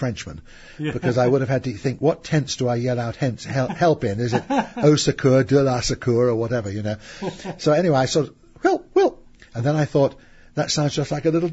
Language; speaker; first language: English; native; English